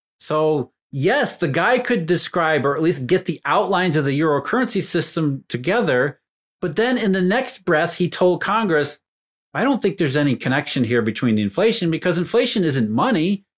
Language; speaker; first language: English; native; English